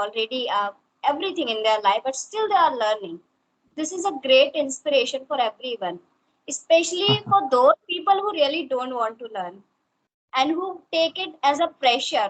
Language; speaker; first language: English; non-native, local second language; Hindi